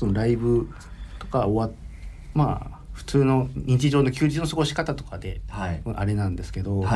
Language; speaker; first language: Japanese; native; Japanese